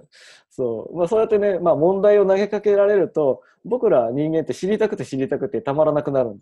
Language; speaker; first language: Japanese; native; Japanese